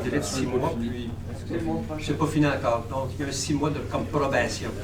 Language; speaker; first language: French; native; French